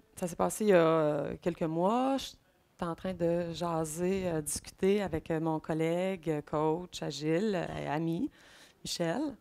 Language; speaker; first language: French; native; French